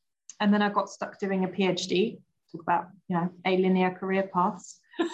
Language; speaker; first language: English; non-native, fluent; German